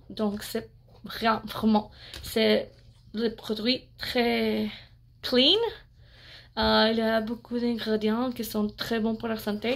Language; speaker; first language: French; non-native, learner; English